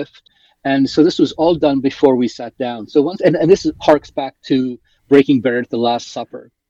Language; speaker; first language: English; early bilingual, other home language; Polish